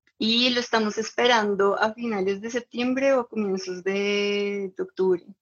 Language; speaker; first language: Spanish; native; Spanish